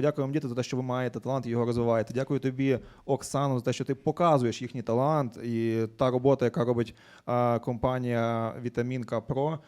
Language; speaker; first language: Ukrainian; native; Ukrainian